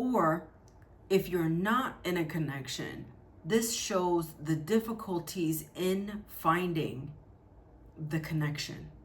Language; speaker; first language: English; native; English